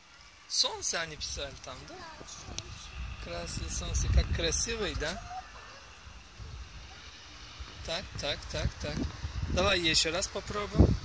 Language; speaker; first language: Russian; non-native, learner; Turkish